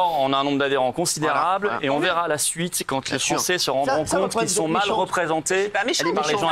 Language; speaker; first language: French; native; French